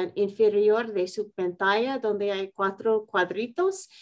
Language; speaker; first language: Spanish; non-native, fluent; English